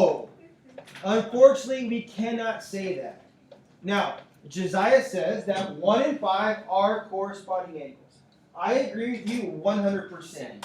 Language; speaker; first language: English; native; English